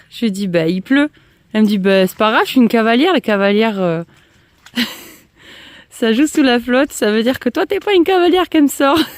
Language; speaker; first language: French; native; French